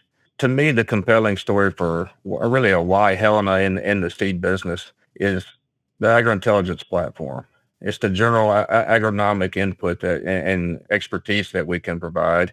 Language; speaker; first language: English; native; English